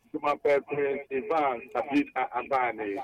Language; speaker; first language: French; non-native, learner; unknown